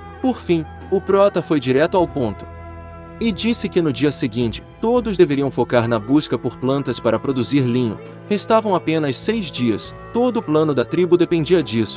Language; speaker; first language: Portuguese; native; Portuguese